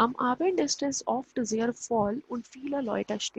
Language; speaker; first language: German; non-native, fluent; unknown